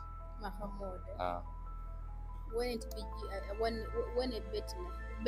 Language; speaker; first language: Arabic; non-native, learner; Ganda